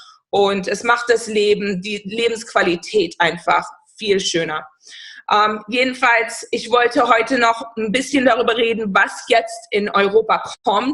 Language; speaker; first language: German; non-native, fluent; English